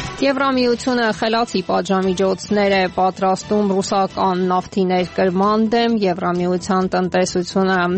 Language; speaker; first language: Armenian; native; Armenian